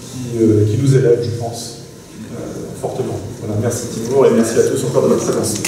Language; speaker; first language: French; native; French